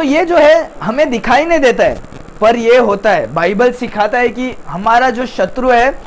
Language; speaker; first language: Hindi; non-native, local second language; Tamil